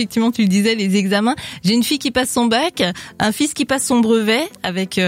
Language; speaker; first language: French; native; French